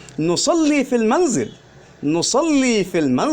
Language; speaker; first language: Arabic; non-native, fluent; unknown